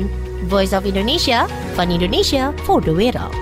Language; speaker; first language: Dutch; non-native, fluent; Indonesian